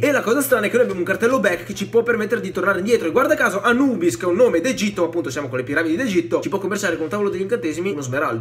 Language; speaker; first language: Italian; native; Italian